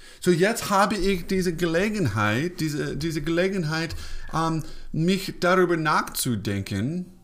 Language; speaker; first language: German; non-native, fluent; English